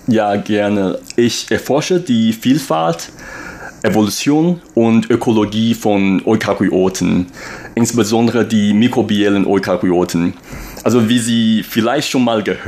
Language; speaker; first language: German; non-native, fluent; Chinese